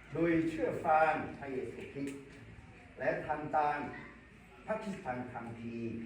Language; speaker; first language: Thai; non-native, local second language; Akha